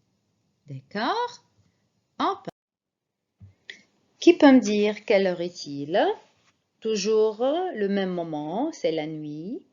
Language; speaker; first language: French; non-native, fluent; Arabic